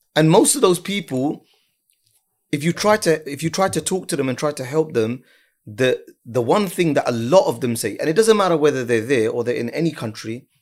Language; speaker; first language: English; early bilingual, other home language; Urdu